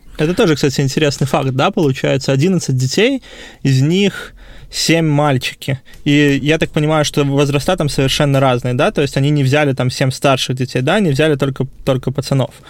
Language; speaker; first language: Russian; native; Russian